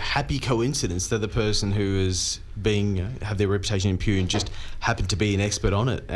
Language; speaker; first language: English; non-native, local second language; Hindi